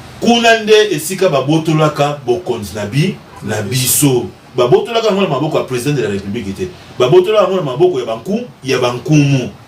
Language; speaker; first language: Lingala; non-native, local second language; Kongo